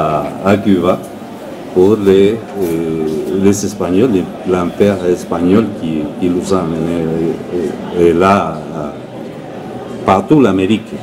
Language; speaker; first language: French; non-native, learner; Spanish